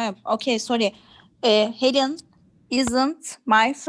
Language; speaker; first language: English; non-native, learner; Turkish